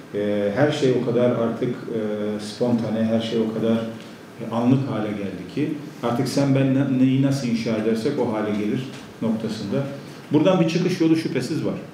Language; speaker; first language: Turkish; native; Turkish